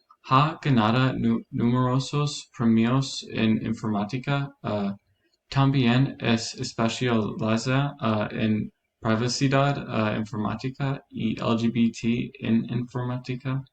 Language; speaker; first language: Spanish; non-native, learner; English